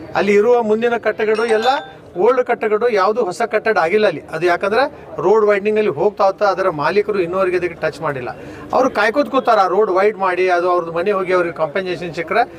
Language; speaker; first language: Kannada; non-native, local second language; Urdu